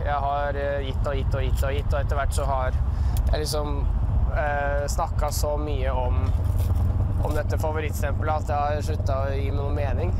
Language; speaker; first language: Norwegian; early bilingual, other home language; Russian